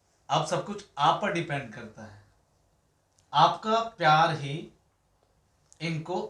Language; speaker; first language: Hindi; native; Hindi